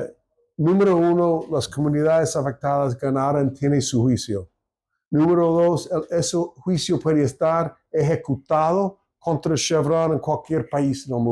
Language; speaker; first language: Spanish; non-native, fluent; English